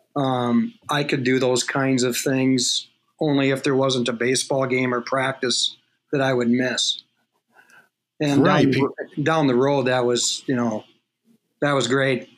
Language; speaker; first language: English; native; English